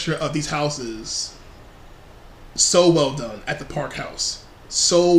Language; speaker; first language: English; native; English